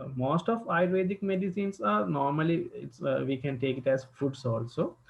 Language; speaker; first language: English; non-native, local second language; Sinhala